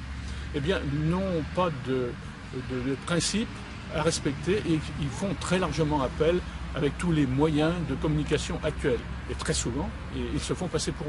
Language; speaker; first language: French; native; French